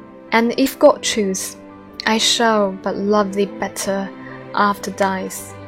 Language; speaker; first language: English; non-native, fluent; Chinese